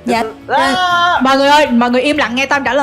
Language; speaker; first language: Vietnamese; native; Vietnamese